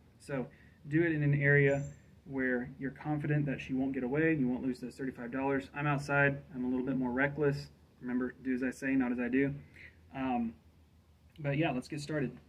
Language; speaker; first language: English; native; English